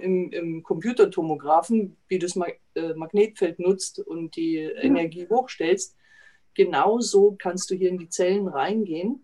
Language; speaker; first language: German; native; German